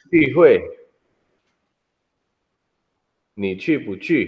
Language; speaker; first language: Chinese; non-native, learner; Indonesian